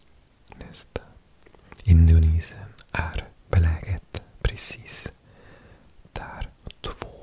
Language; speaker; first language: Swedish; non-native, learner; English